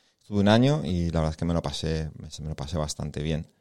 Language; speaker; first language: Spanish; native; Spanish